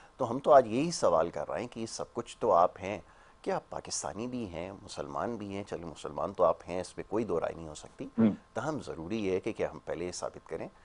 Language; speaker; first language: Urdu; native; Urdu